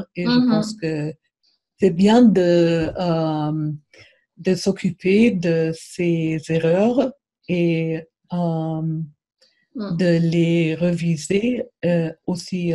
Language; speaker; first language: French; non-native, fluent; German